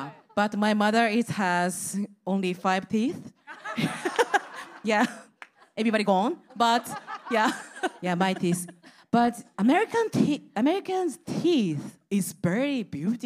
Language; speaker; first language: English; non-native, learner; Japanese